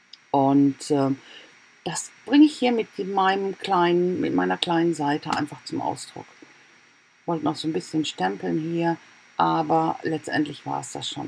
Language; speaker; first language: German; native; German